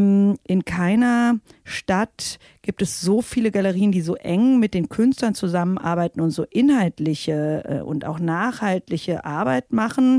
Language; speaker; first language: German; native; German